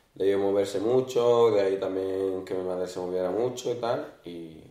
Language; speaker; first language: Spanish; early bilingual, other home language; Arabic